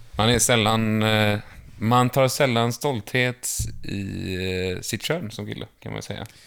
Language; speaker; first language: Swedish; native; Swedish